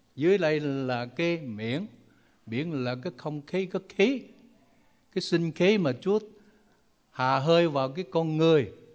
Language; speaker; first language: Vietnamese; non-native, local second language; Chinese